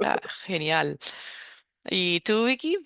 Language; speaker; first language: Spanish; non-native, fluent; English